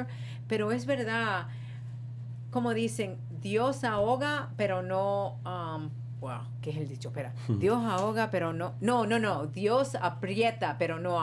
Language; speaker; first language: Spanish; early bilingual, heritage; Spanish